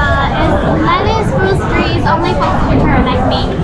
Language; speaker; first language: English; non-native, learner; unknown